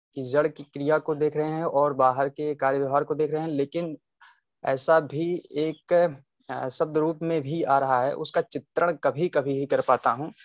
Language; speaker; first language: Hindi; native; Hindi